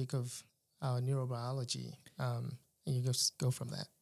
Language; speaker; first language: English; non-native, local second language; Yoruba